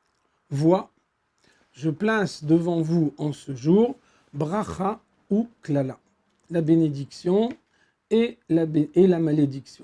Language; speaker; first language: French; native; French